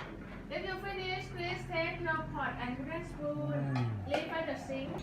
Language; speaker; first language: English; non-native, learner; Thai